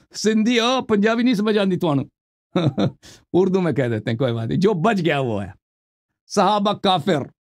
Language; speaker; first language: Urdu; non-native, local second language; Punjabi